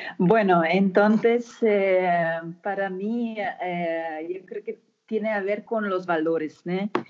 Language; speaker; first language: Spanish; non-native, fluent; German